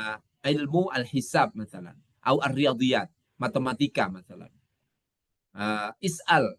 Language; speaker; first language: Arabic; non-native, fluent; Indonesian